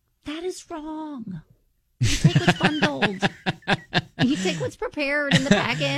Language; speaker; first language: English; native; English